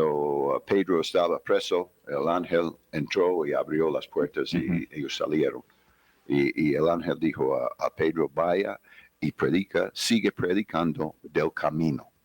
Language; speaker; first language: Spanish; non-native, fluent; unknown